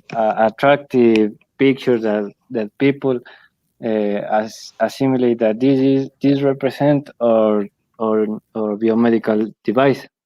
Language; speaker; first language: English; non-native, learner; Spanish